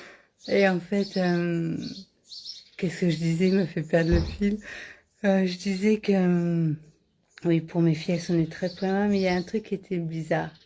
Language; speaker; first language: French; native; French